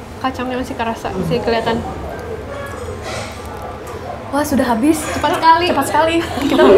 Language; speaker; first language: Indonesian; native; Indonesian